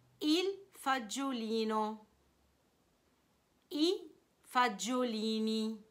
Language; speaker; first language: Italian; non-native, fluent; Arabic